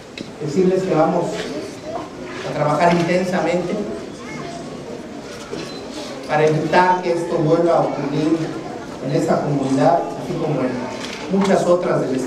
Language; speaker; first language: Spanish; native; Spanish